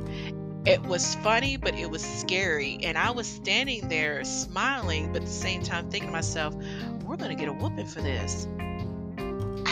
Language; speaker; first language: English; native; English